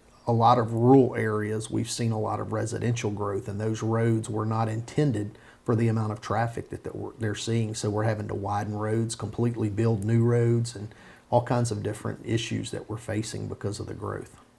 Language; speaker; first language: English; native; English